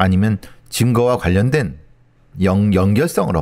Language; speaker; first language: Korean; native; Korean